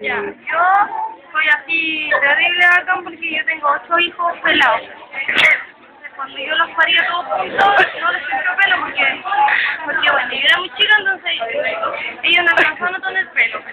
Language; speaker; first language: Spanish; native; Spanish